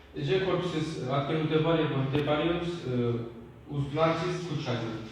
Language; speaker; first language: Georgian; non-native, local second language; Azerbaijani